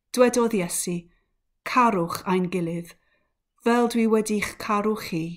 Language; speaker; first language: Welsh; non-native, learner; English